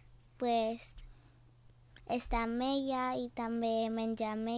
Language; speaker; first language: Catalan; non-native, local second language; Spanish